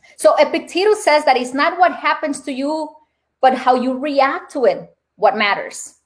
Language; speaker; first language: English; non-native, fluent; Spanish